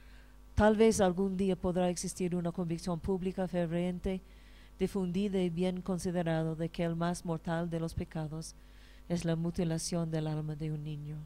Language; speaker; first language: Spanish; non-native, fluent; English